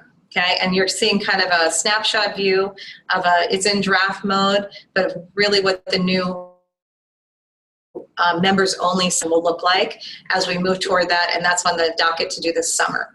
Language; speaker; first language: English; native; English